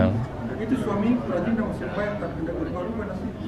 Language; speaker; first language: Indonesian; native; Indonesian